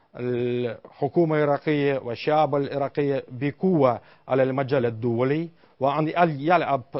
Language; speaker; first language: Arabic; non-native, fluent; Russian